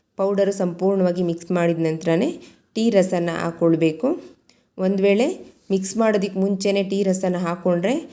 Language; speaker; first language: Kannada; native; Kannada